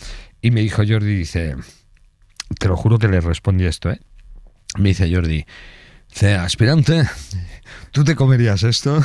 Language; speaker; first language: Spanish; native; Spanish